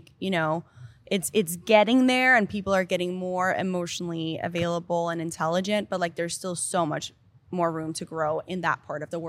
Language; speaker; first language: English; non-native, fluent; Danish